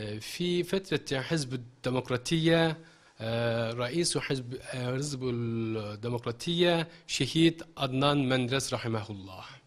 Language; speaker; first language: Arabic; non-native, fluent; Turkish